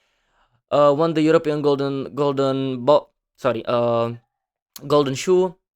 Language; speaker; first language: English; non-native, fluent; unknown